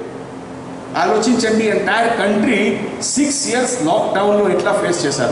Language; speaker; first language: Telugu; non-native, fluent; Hindi